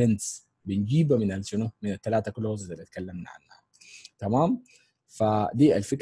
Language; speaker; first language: Arabic; native; Arabic